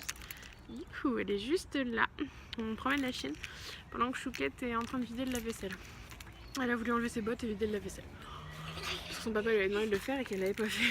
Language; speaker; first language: French; native; French